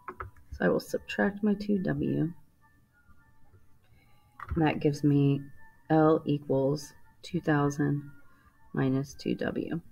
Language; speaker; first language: English; native; English